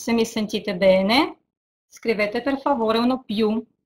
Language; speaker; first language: Italian; non-native, fluent; Russian